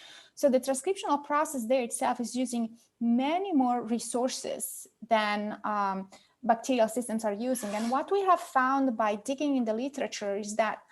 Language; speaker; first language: English; non-native, fluent; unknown